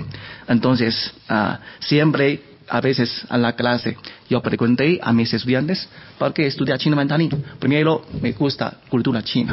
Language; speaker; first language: Spanish; non-native, learner; Chinese